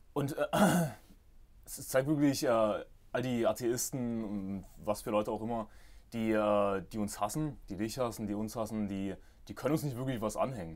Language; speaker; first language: German; native; German